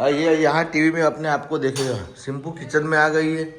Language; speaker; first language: Hindi; non-native, local second language; Gujarati